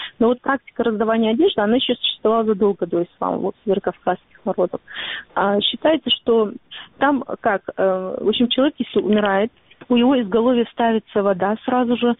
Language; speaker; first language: Russian; non-native, local second language; Ingush